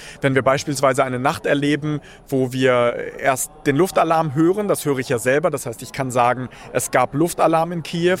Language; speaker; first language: German; early bilingual, other home language; Russian